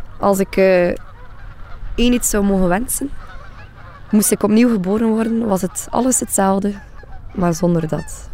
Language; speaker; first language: Dutch; native; Dutch